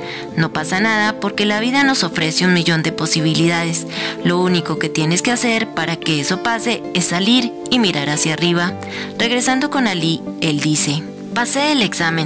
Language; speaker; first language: Spanish; native; Spanish